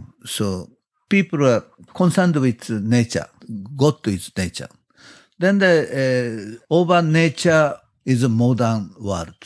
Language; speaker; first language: English; non-native, learner; Japanese